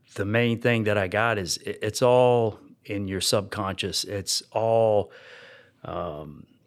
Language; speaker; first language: English; native; English